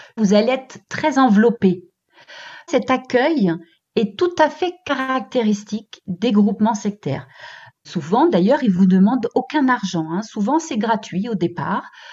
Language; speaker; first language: French; native; French